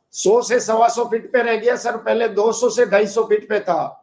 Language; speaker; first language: Hindi; native; Hindi